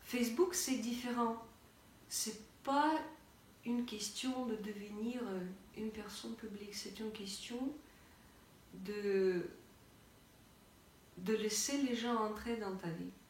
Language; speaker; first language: French; non-native, fluent; Russian